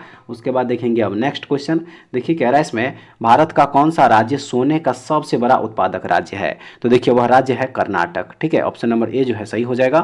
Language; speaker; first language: Hindi; native; Hindi